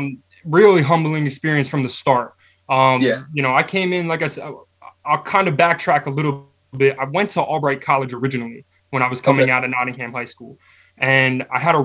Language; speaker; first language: English; native; English